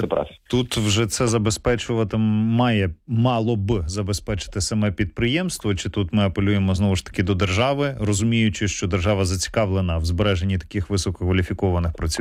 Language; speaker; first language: Ukrainian; native; Ukrainian